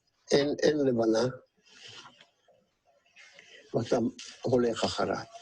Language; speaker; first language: Hebrew; non-native, fluent; Yiddish